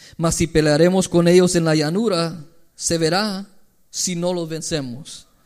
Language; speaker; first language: Spanish; early bilingual, heritage; Spanish